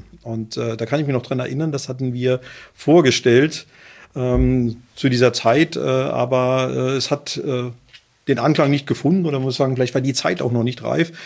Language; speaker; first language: German; native; German